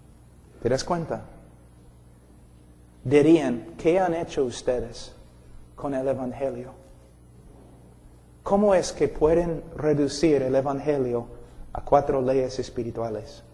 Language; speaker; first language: Spanish; non-native, fluent; English